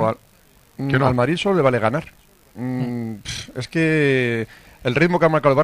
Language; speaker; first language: Spanish; native; Spanish